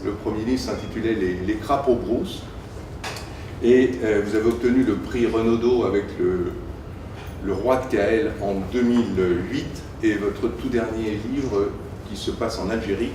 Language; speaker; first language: French; native; French